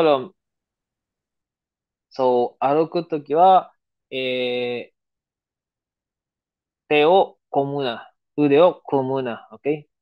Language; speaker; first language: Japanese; non-native, fluent; Filipino